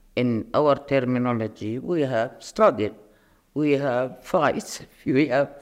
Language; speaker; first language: English; non-native, fluent; Arabic